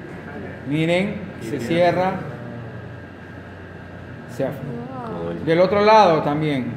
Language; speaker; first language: Spanish; native; Spanish